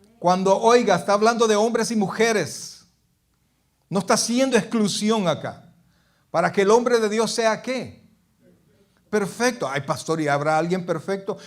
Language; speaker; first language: Spanish; native; Spanish